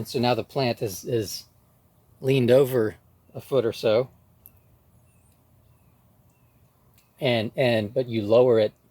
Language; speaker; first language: English; native; English